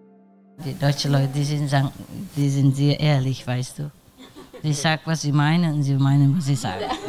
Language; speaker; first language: German; non-native, learner; Vietnamese